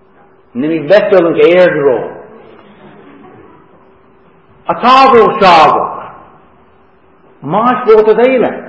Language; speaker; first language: Hungarian; non-native, fluent; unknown